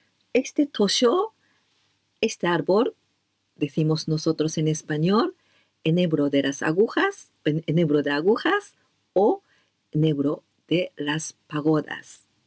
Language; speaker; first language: Spanish; non-native, learner; Japanese